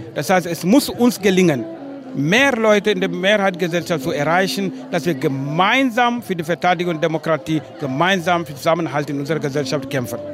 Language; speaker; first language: German; non-native, fluent; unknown